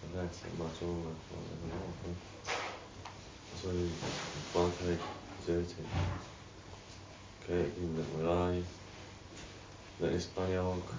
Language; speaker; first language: Dutch; non-native, learner; Arabic